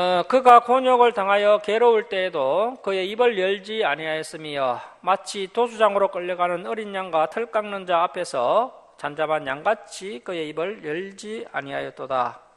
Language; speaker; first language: Korean; native; Korean